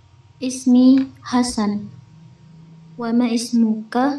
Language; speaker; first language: Arabic; non-native, learner; Indonesian